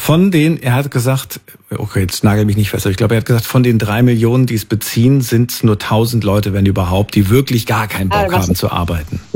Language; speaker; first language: German; native; German